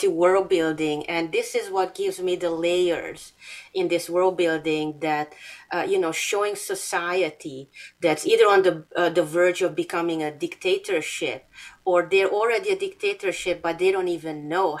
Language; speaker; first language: English; non-native, fluent; Hungarian